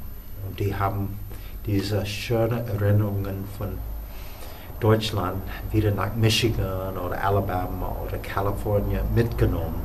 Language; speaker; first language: German; non-native, fluent; English